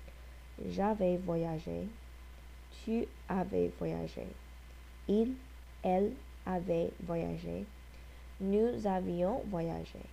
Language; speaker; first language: French; non-native, learner; English